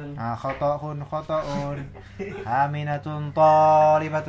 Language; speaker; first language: Arabic; non-native, fluent; Indonesian